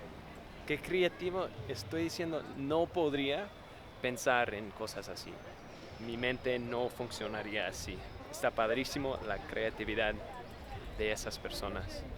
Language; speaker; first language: Spanish; non-native, fluent; English